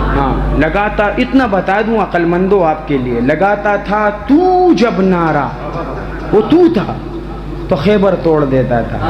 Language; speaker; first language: Urdu; non-native, local second language; Pashto